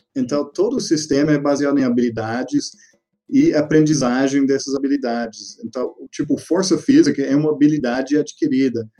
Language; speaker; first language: Portuguese; non-native, fluent; English